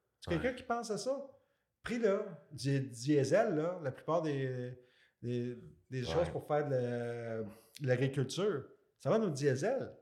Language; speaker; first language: French; native; French